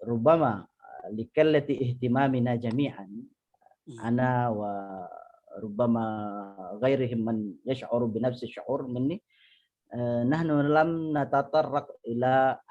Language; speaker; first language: Arabic; non-native, fluent; Indonesian